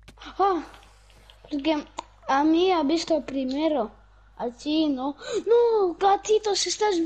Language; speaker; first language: Spanish; non-native, learner; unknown